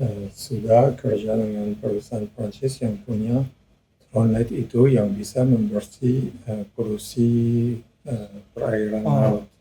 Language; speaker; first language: Indonesian; non-native, learner; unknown